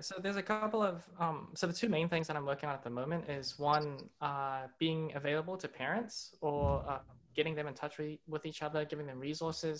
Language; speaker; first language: English; non-native, local second language; Cantonese